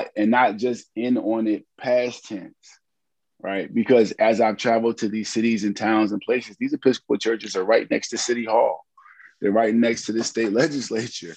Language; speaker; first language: English; native; English